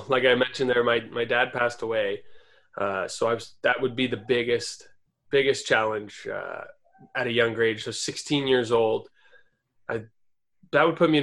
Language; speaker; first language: English; native; English